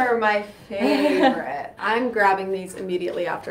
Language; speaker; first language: English; native; English